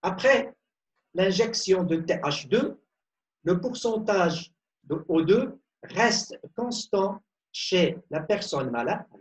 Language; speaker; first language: French; non-native, local second language; Arabic